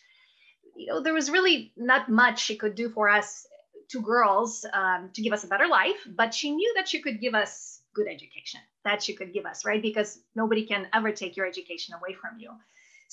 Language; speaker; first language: English; non-native, fluent; Russian